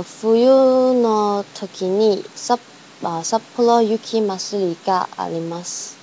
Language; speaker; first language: Japanese; non-native, learner; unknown